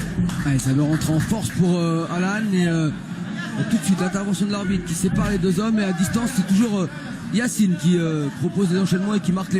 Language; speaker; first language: French; native; French